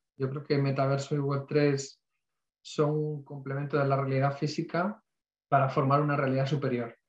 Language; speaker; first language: Spanish; native; Spanish